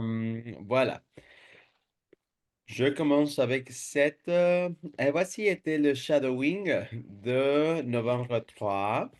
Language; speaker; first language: French; non-native, fluent; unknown